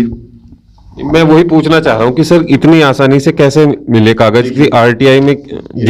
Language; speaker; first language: Hindi; native; Hindi